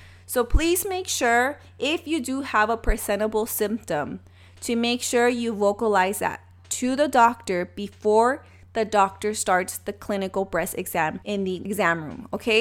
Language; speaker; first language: English; early bilingual, other home language; Spanish